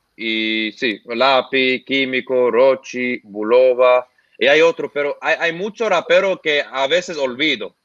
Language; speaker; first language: Spanish; non-native, fluent; Arabic